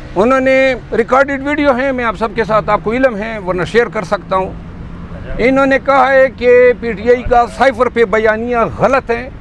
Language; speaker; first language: Urdu; non-native, local second language; Pashto